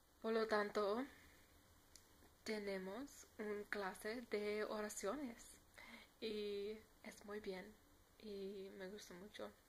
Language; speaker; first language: Spanish; non-native, learner; English